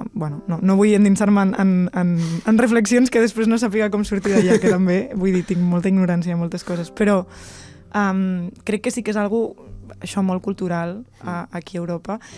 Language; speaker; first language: Catalan; non-native, local second language; Spanish